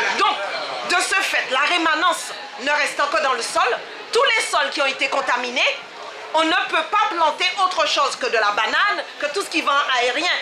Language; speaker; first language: French; native; French